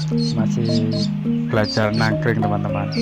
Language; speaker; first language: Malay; non-native, local second language; Javanese